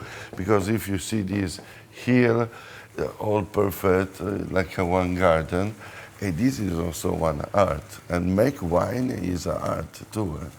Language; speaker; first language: English; non-native, fluent; Italian